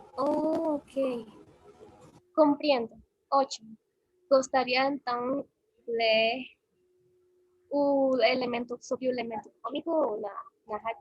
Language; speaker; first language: Portuguese; non-native, learner; Spanish